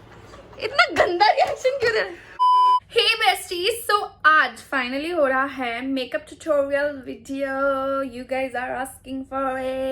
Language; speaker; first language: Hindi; native; Hindi